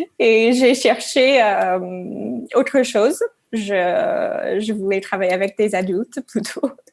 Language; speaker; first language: French; non-native, fluent; English